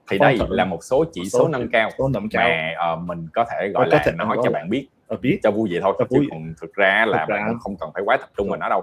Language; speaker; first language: Vietnamese; native; Vietnamese